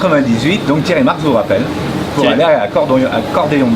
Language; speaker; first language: French; native; French